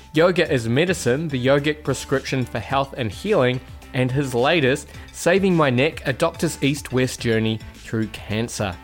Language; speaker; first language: English; native; English